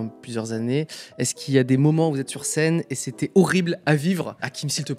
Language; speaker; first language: French; native; French